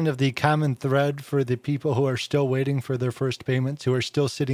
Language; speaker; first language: English; native; English